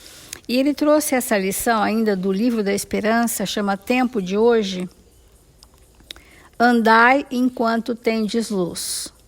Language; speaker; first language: Portuguese; native; Portuguese